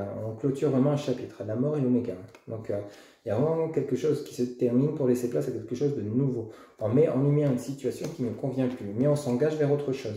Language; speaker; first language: French; native; French